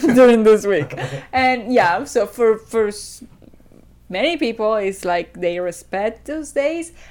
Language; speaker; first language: English; non-native, fluent; Spanish